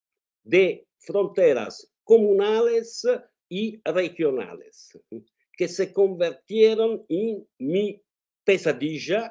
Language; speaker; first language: Spanish; non-native, fluent; Italian